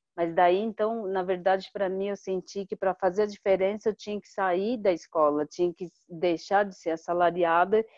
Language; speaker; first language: Portuguese; non-native, local second language; Guarani